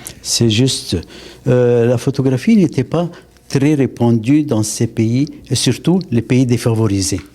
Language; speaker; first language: French; non-native, local second language; Arabic